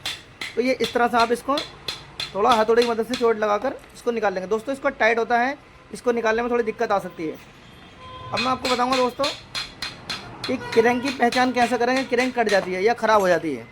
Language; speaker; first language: Hindi; native; Hindi